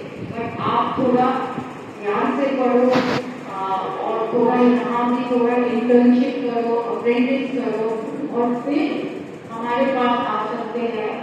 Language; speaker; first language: Hindi; non-native, local second language; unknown